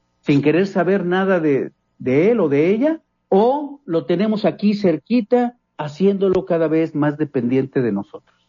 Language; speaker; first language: Spanish; native; Spanish